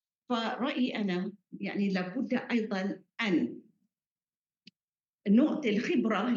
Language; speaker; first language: Arabic; non-native, fluent; Malay